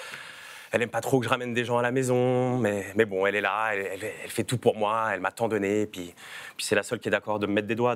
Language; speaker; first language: French; native; French